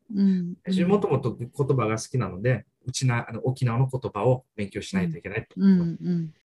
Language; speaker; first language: Japanese; early bilingual, heritage; Japanese